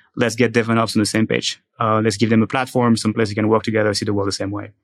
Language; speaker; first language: English; non-native, fluent; French